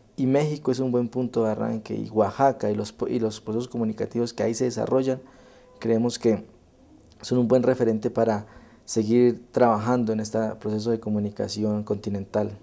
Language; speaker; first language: Spanish; native; Spanish